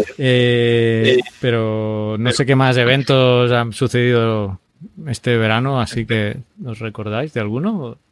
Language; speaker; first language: Spanish; native; Spanish